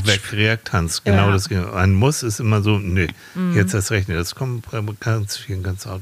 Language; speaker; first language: German; native; German